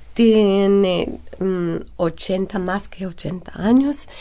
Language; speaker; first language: Spanish; non-native, fluent; English